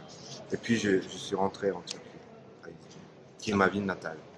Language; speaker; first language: French; non-native, fluent; Turkish